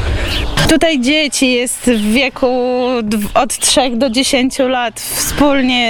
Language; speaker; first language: Polish; non-native, local second language; Ukrainian